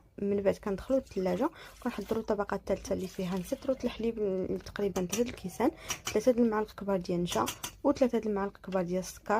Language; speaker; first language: Arabic; native; Arabic